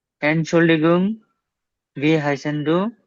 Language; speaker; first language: German; non-native, learner; Bangla